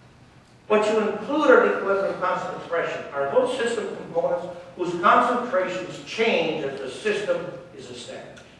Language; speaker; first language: English; native; English